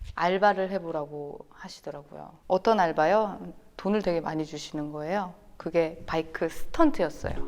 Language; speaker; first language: Korean; native; Korean